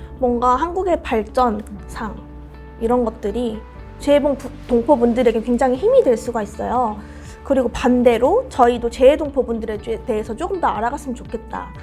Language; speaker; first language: Korean; native; Korean